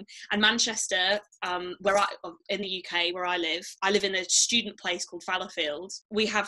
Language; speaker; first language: English; native; English